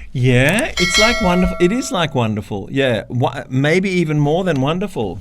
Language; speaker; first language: English; native; English